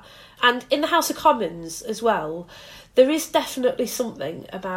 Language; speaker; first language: English; native; English